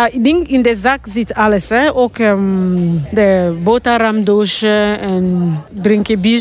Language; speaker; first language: Dutch; non-native, learner; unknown